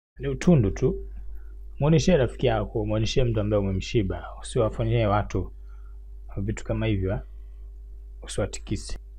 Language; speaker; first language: Swahili; native; Swahili